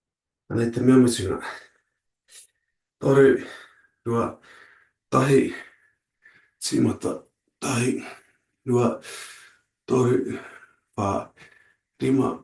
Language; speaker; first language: Māori; non-native, local second language; English